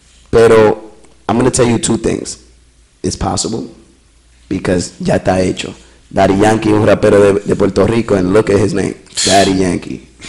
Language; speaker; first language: English; early bilingual, other home language; Spanish